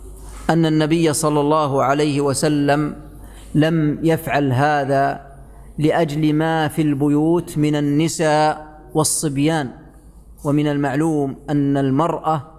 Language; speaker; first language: Arabic; native; Arabic